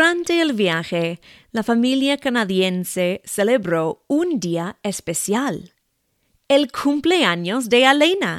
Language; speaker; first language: Spanish; non-native, fluent; English